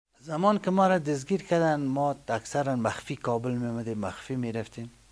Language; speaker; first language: Persian; native; Persian